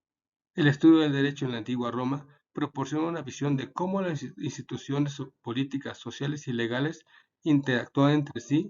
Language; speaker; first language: Spanish; native; Spanish